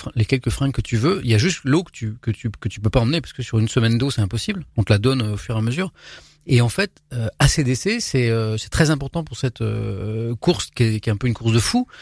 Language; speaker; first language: French; native; French